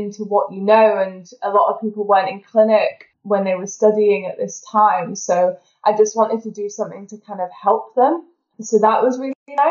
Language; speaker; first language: English; native; English